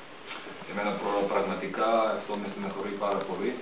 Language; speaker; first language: Greek; non-native, fluent; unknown